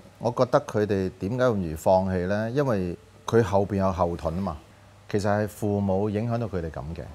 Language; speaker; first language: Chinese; non-native, local second language; Cantonese